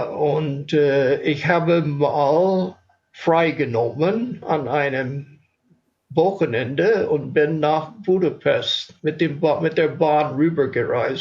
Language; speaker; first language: German; non-native, fluent; English